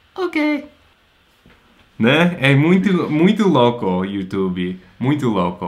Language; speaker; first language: Portuguese; non-native, fluent; English